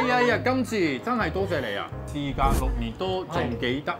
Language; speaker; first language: Cantonese; non-native, fluent; Japanese